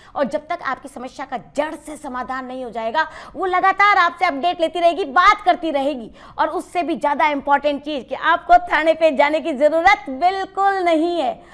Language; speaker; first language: Hindi; native; Hindi